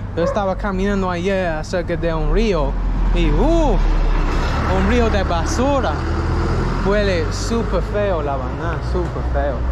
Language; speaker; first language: Spanish; non-native, learner; English